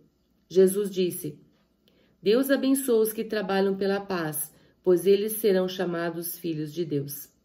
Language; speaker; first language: Portuguese; native; Portuguese